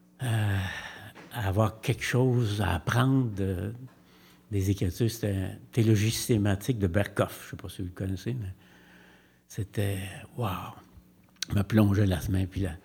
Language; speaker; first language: French; native; French